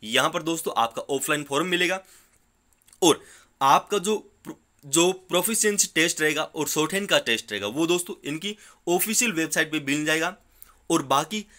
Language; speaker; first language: Hindi; native; Hindi